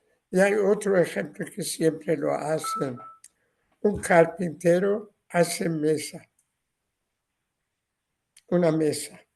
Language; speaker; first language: Spanish; non-native, learner; Persian